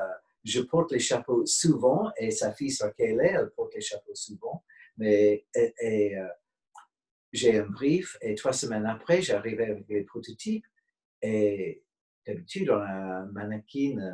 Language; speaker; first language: French; non-native, fluent; English